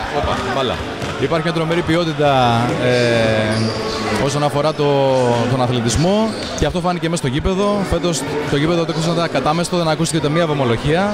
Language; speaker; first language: Greek; native; Greek